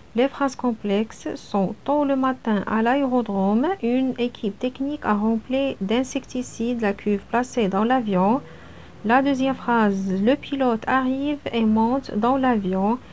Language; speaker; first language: French; non-native, local second language; Arabic